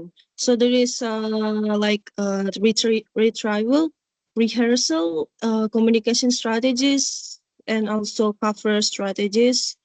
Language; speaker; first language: English; non-native, learner; Indonesian